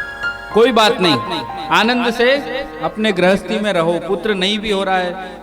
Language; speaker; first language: Hindi; native; Hindi